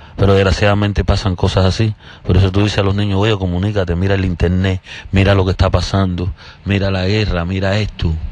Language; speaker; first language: Spanish; native; Spanish